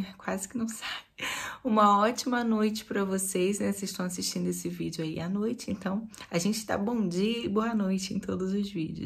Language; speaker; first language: Portuguese; native; Portuguese